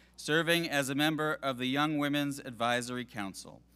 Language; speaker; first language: English; native; English